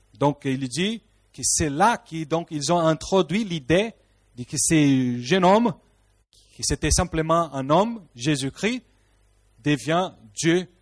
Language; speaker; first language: French; non-native, fluent; Portuguese